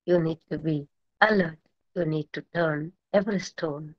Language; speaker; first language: English; non-native, local second language; Kannada